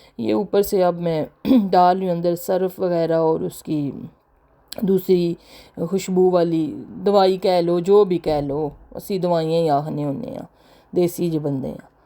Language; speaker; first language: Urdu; non-native, local second language; Punjabi